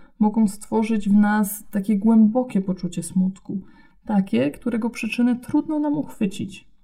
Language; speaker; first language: Polish; native; Polish